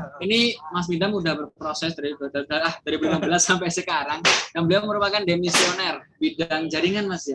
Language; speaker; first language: Indonesian; native; Indonesian